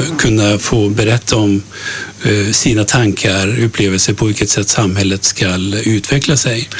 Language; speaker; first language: Swedish; early bilingual, other home language; Turkish